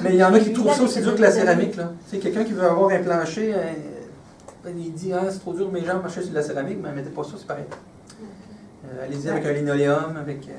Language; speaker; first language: French; native; French